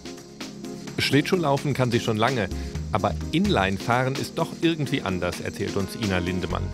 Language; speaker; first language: German; native; German